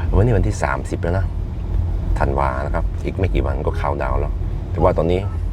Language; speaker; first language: Thai; non-native, fluent; Norwegian